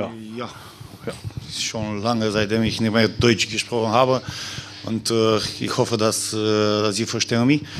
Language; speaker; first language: German; non-native, learner; Romanian